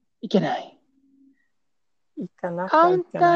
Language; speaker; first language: Japanese; non-native, learner; English